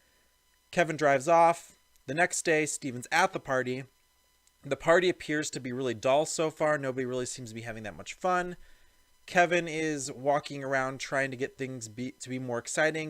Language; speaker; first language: English; native; English